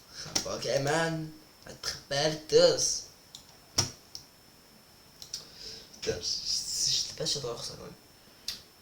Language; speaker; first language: French; native; French